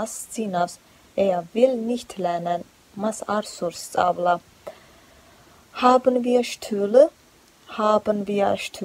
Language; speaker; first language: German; non-native, fluent; Georgian